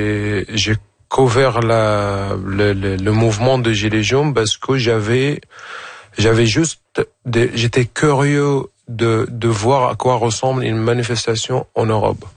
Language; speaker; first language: French; non-native, fluent; Arabic